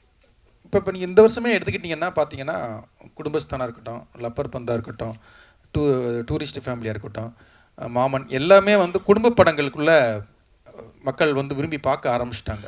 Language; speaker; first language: Tamil; native; Tamil